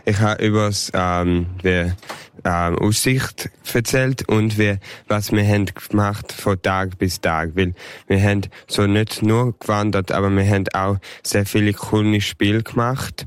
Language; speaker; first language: German; early bilingual, heritage; German